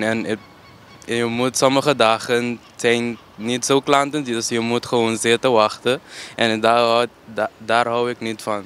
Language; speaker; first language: Dutch; non-native, local second language; Papiamento